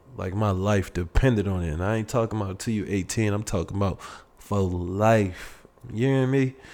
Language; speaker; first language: English; native; English